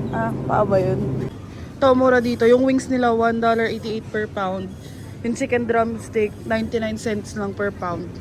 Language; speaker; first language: Filipino; native; Filipino